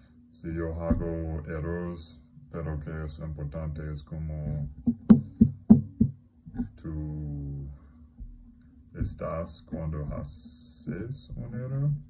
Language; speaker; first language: Spanish; non-native, learner; English